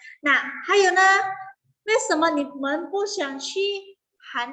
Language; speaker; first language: Chinese; non-native, fluent; Indonesian